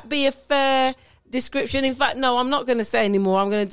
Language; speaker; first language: English; native; English